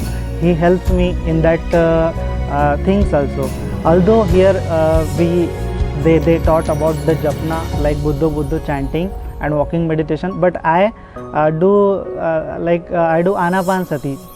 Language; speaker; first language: English; non-native, local second language; Hindi